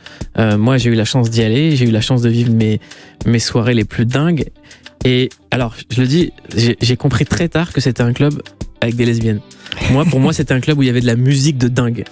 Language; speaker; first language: French; native; French